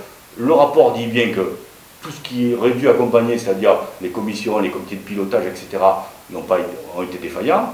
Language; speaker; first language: French; native; French